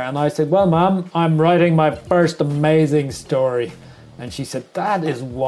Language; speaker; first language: English; native; English